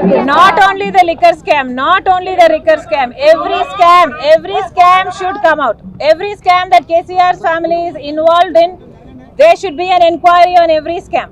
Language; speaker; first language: English; non-native, local second language; Telugu